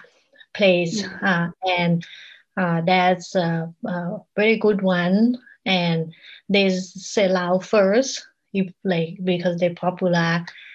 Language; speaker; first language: English; non-native, learner; Thai